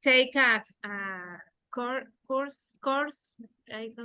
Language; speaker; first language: English; non-native, learner; Spanish